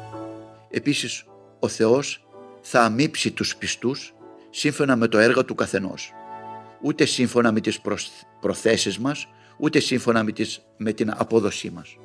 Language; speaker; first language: Greek; native; Greek